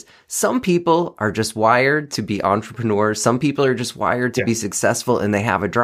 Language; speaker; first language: English; native; English